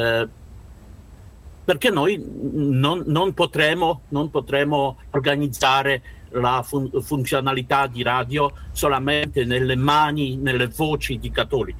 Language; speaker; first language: Italian; non-native, learner; Russian